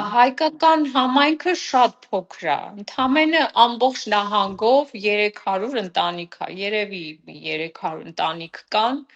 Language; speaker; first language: Armenian; native; Armenian